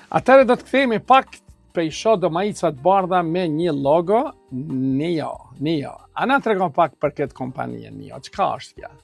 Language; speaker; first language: Albanian; native; Albanian